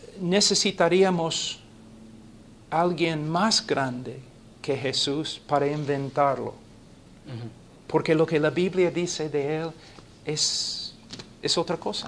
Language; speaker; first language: Spanish; non-native, fluent; English